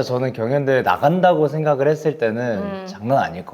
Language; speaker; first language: Korean; native; Korean